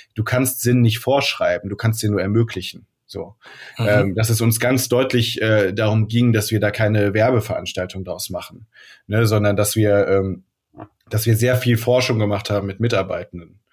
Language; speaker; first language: German; native; German